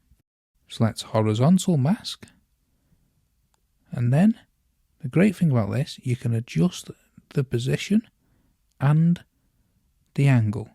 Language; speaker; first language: English; native; English